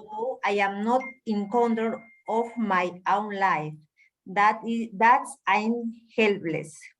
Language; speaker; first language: English; non-native, learner; Spanish